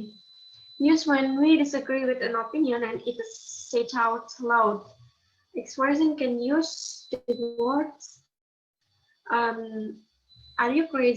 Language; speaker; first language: English; non-native, learner; Indonesian